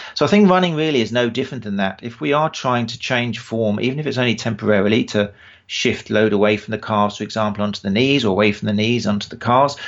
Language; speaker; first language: English; native; English